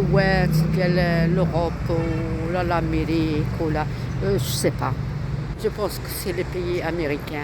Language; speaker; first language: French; non-native, local second language; Arabic